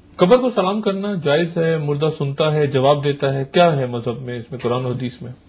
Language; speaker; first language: Urdu; native; Urdu